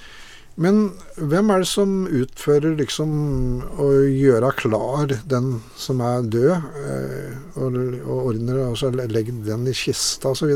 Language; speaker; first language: Norwegian; native; Norwegian